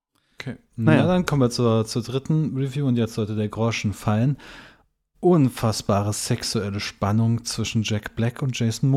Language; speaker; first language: German; native; German